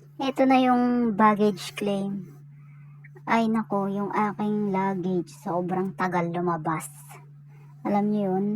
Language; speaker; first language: Filipino; native; Filipino